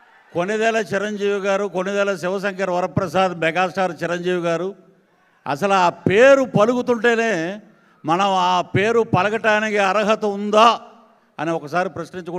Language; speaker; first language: Telugu; native; Telugu